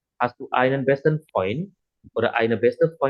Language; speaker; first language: German; non-native, fluent; Indonesian